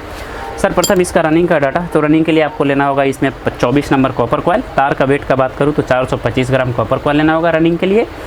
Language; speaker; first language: Hindi; native; Hindi